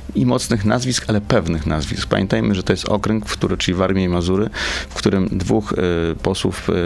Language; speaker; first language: Polish; native; Polish